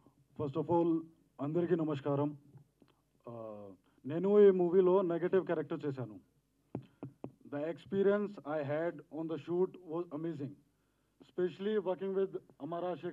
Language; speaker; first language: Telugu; non-native, learner; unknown